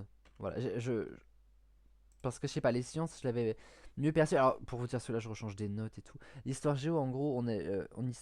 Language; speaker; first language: French; native; French